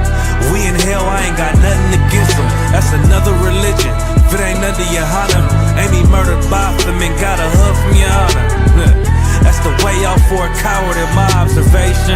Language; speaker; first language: English; native; English